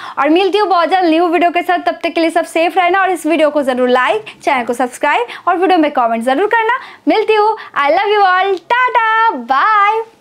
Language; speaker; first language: Hindi; non-native, local second language; Bangla